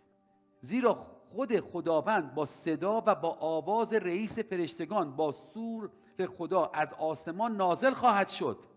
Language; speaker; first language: Persian; native; Persian